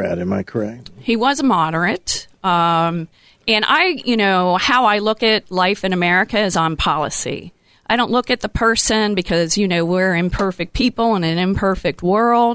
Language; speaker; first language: English; native; English